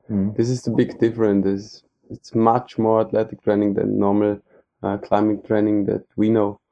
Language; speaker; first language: English; non-native, fluent; German